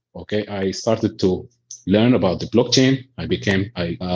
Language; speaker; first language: English; non-native, fluent; Arabic